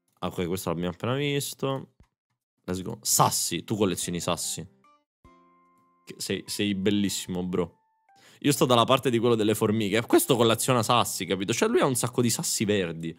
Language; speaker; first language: Italian; native; Italian